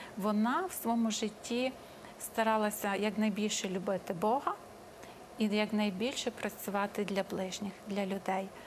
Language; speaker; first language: Ukrainian; native; Ukrainian